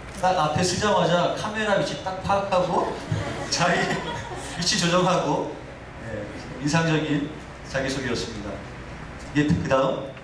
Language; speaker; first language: Korean; native; Korean